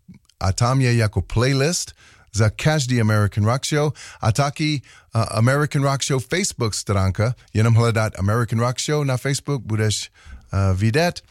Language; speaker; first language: Czech; non-native, learner; English